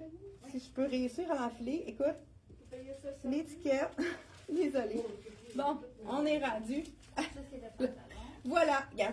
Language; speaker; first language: French; native; French